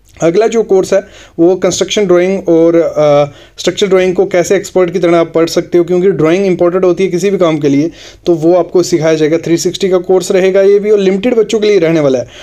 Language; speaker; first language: Hindi; native; Hindi